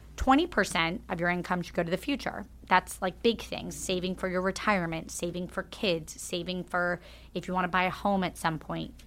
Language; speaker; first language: English; native; English